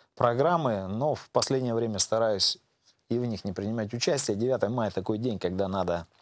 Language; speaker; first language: Russian; native; Russian